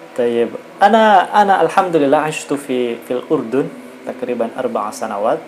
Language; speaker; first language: Arabic; non-native, fluent; Indonesian